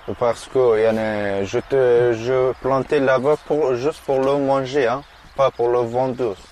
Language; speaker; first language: French; non-native, learner; Persian